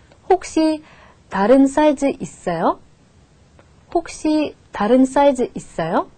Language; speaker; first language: Korean; non-native, fluent; Russian